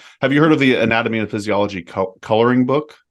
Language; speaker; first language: English; native; English